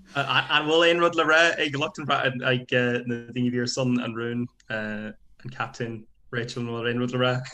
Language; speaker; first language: Irish; non-native, local second language; English